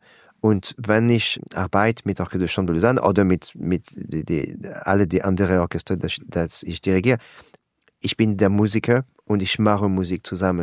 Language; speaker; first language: German; non-native, learner; French